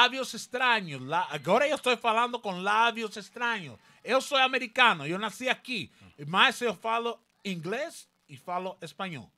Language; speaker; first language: Portuguese; non-native, learner; Spanish